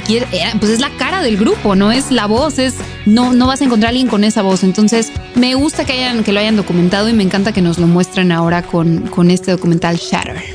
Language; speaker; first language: Spanish; native; Spanish